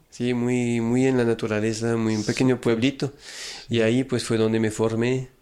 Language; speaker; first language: Spanish; non-native, fluent; French